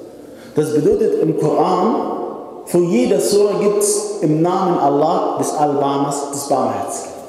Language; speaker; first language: German; non-native, fluent; Arabic